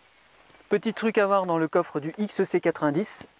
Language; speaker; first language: French; native; French